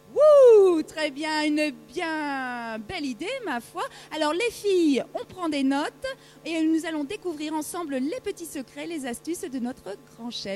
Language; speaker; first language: French; native; French